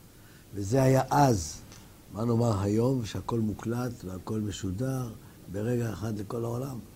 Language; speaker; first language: Hebrew; native; Hebrew